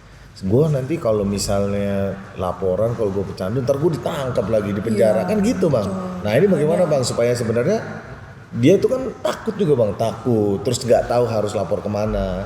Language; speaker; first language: Indonesian; native; Indonesian